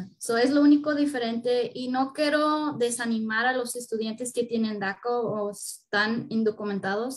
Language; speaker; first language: Spanish; early bilingual, heritage; Spanish